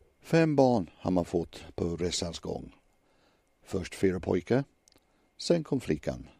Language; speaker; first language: Swedish; non-native, fluent; English